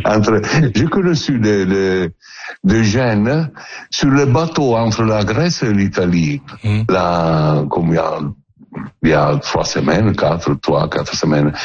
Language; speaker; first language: French; non-native, fluent; Italian